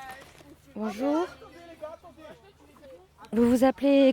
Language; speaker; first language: French; native; French